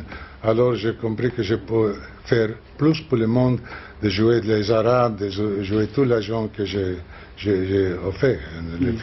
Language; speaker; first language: French; non-native, learner; Spanish